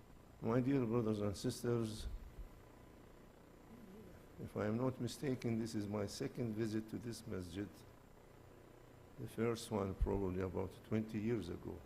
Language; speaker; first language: English; non-native, fluent; Arabic